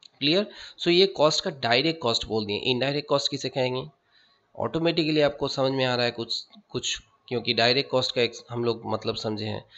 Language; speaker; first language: Hindi; non-native, local second language; Bangla